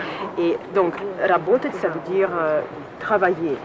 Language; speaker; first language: French; non-native, fluent; Russian